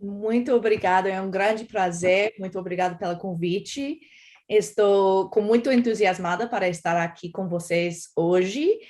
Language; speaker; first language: Portuguese; non-native, fluent; English